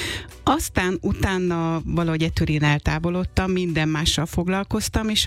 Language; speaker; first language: Hungarian; native; Hungarian